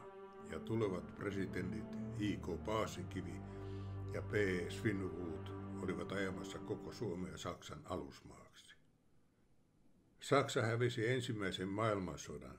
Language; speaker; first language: Finnish; native; Finnish